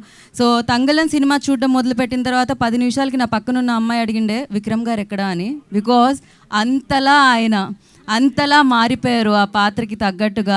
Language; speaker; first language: Telugu; native; Telugu